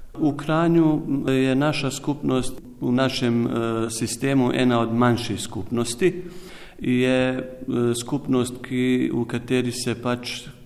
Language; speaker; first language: Slovenian; non-native, local second language; Bosnian